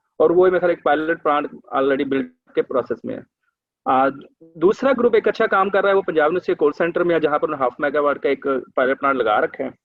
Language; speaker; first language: Urdu; non-native, local second language; Punjabi